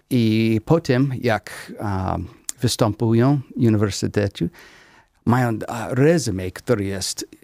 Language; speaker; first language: Polish; non-native, learner; English